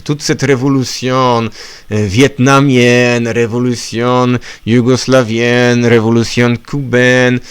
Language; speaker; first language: French; non-native, learner; Polish